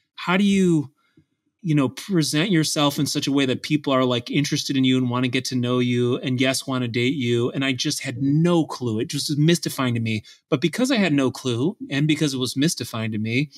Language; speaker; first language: English; native; English